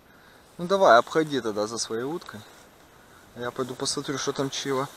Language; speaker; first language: Russian; native; Russian